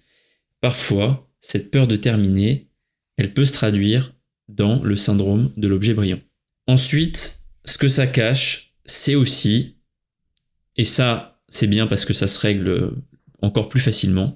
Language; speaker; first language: French; native; French